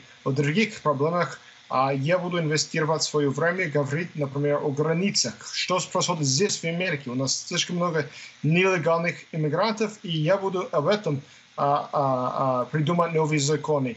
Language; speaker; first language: Russian; non-native, fluent; English